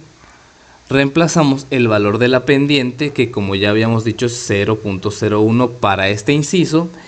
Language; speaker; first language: Spanish; native; Spanish